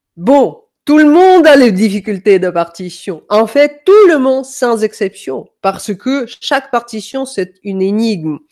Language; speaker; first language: French; non-native, fluent; Danish